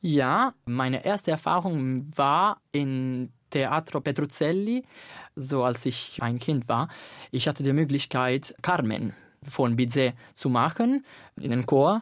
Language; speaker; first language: German; non-native, fluent; Italian